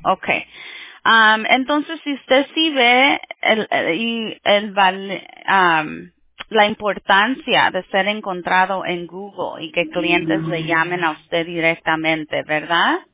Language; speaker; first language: Spanish; early bilingual, heritage; Spanish